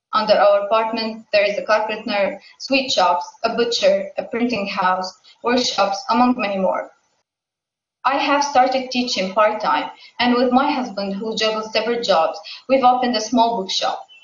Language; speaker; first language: English; non-native, fluent; Arabic